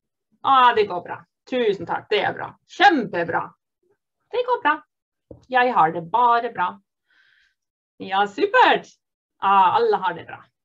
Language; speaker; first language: Norwegian; non-native, fluent; German